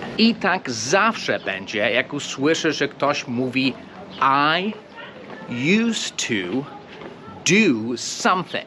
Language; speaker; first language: Polish; non-native, fluent; English